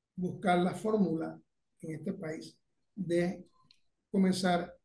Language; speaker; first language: Spanish; native; Spanish